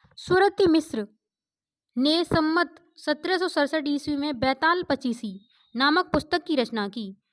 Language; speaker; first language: Hindi; native; Hindi